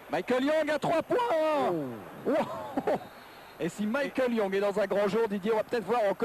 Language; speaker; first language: French; native; French